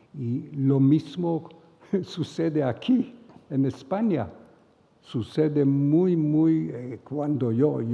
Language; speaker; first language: Spanish; non-native, fluent; Hebrew